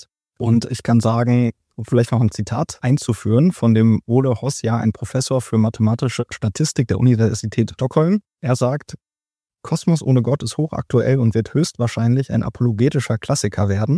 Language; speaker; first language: German; native; German